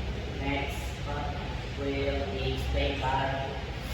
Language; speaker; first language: English; non-native, learner; Indonesian